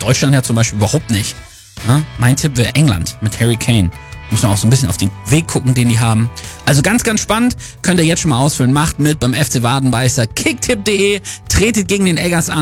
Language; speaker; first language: German; native; German